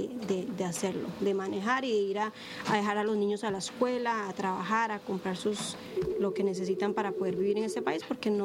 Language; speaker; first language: Spanish; native; Spanish